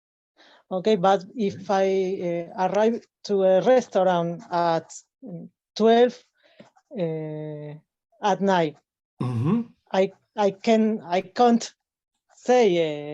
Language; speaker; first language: English; non-native, learner; Spanish